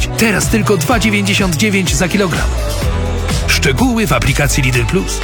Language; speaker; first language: Polish; native; Polish